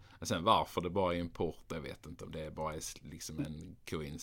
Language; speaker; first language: Swedish; native; Swedish